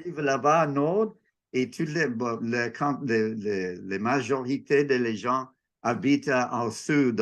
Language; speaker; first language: French; non-native, learner; English